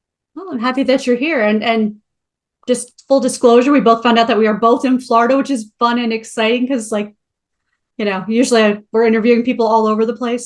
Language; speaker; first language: English; native; English